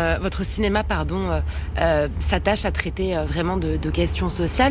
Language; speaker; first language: French; native; French